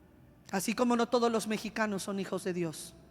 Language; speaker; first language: Spanish; native; Spanish